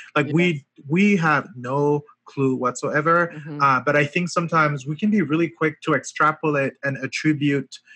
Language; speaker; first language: English; non-native, local second language; French